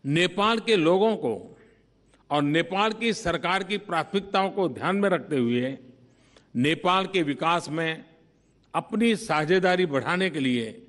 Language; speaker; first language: Hindi; native; Hindi